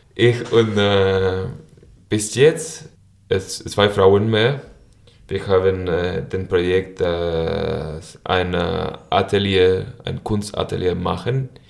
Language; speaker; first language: German; non-native, learner; Spanish